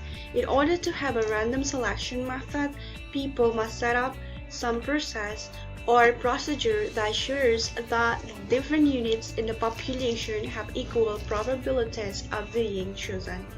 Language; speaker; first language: English; non-native, learner; Indonesian